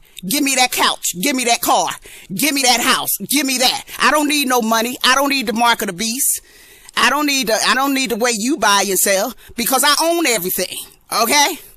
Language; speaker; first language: English; native; English